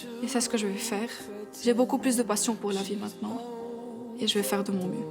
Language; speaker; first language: French; non-native, local second language; Arabic